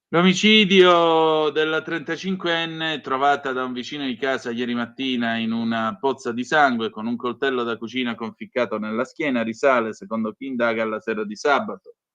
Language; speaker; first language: Italian; native; Italian